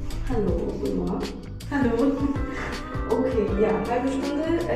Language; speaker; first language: German; non-native, fluent; English